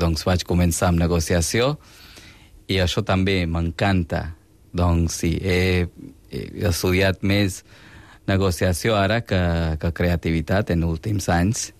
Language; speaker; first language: Catalan; non-native, fluent; Hindi